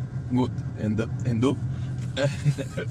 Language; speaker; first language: English; non-native, fluent; Arabic